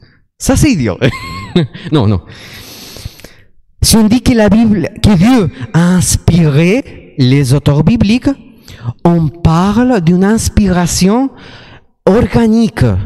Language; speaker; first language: French; non-native, fluent; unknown